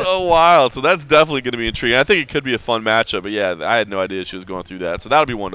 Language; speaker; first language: English; native; English